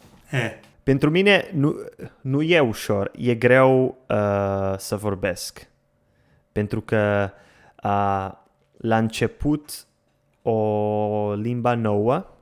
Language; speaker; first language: Romanian; non-native, learner; Portuguese